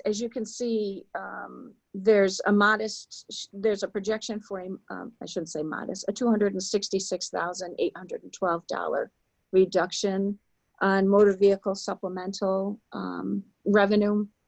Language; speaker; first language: English; native; English